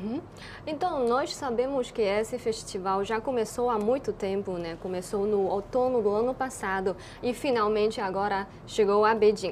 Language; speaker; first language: Portuguese; non-native, fluent; Chinese